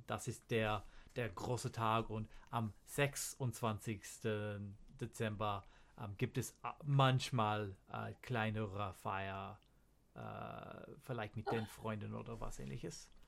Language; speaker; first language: German; non-native, learner; English